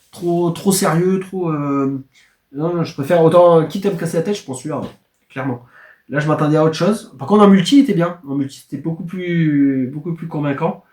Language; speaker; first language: French; native; French